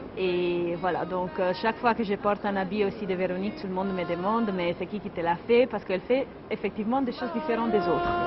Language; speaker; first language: French; non-native, fluent; Italian